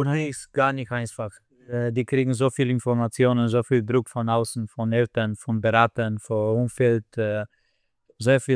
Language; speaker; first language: German; non-native, fluent; Slovenian